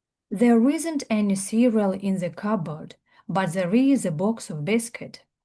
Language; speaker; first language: English; non-native, fluent; Ukrainian